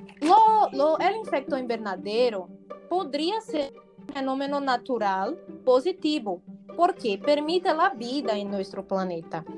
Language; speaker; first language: Spanish; non-native, learner; Portuguese